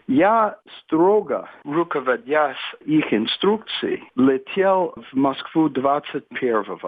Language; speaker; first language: Russian; non-native, fluent; English